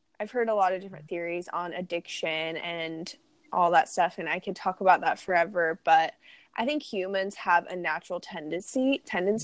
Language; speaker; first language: English; native; English